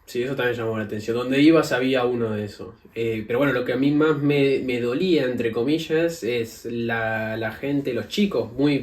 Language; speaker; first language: Spanish; native; Spanish